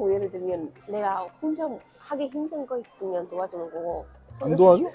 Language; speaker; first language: Korean; non-native, fluent; Arabic